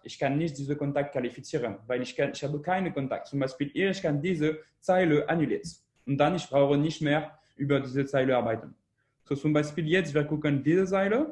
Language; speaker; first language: German; non-native, learner; French